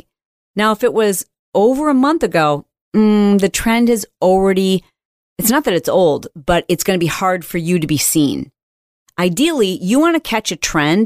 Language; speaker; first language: English; native; English